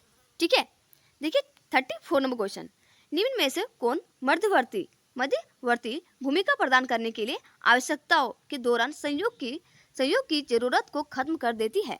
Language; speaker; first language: Hindi; native; Hindi